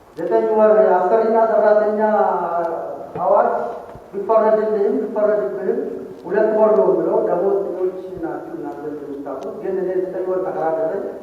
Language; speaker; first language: Amharic; non-native, local second language; Oromo